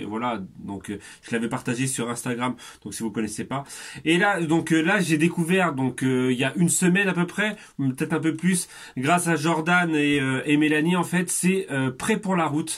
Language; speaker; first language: French; native; French